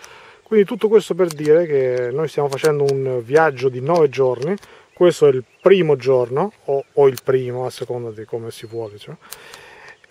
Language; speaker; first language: Italian; early bilingual, other home language; Albanian